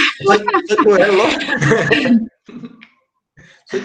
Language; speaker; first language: Spanish; non-native, fluent; Portuguese